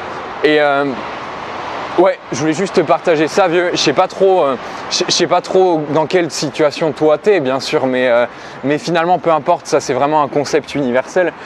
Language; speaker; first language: French; native; French